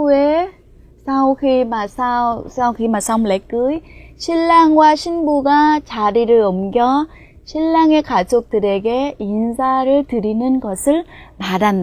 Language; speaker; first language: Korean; non-native, fluent; Vietnamese